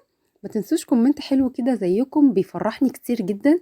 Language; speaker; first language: Arabic; native; Arabic